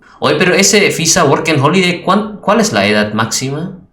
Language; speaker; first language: Spanish; non-native, fluent; Indonesian